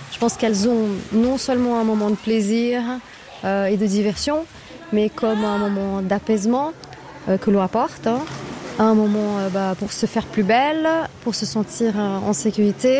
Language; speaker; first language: French; non-native, fluent; Portuguese